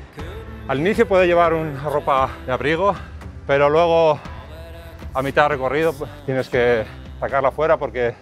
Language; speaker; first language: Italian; non-native, learner; Spanish